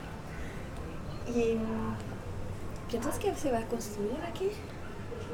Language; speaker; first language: Spanish; non-native, fluent; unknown